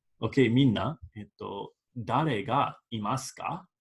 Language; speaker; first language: Japanese; non-native, fluent; English